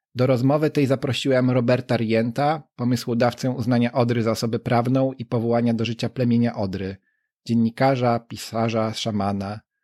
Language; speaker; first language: Polish; native; Polish